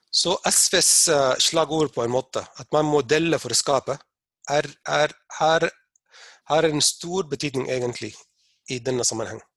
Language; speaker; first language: Norwegian; non-native, fluent; Arabic